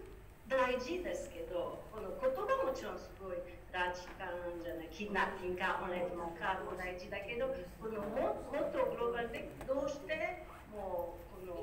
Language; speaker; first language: Japanese; non-native, learner; French